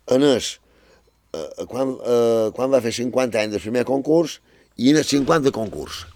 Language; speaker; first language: Catalan; native; Catalan